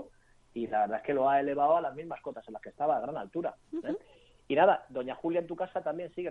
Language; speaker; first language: Spanish; native; Spanish